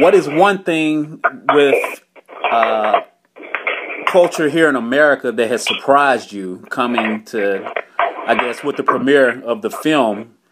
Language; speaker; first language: English; native; English